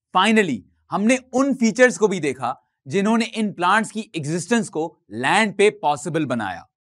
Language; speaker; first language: Urdu; native; Urdu